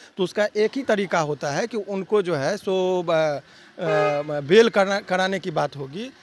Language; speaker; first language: Hindi; native; Hindi